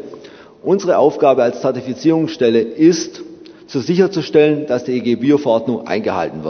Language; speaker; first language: German; native; German